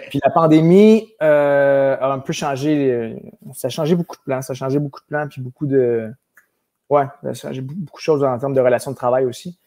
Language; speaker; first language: French; native; French